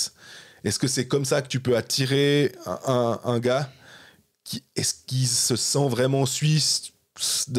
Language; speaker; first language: French; native; French